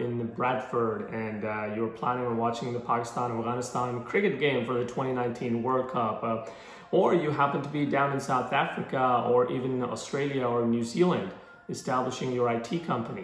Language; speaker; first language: English; non-native, local second language; Urdu